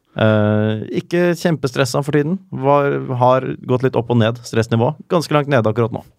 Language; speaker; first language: Norwegian; native; Norwegian